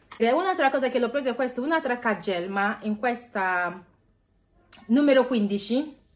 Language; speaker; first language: Italian; non-native, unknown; English